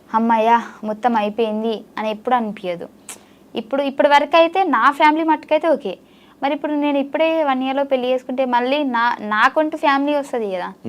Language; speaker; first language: Telugu; native; Telugu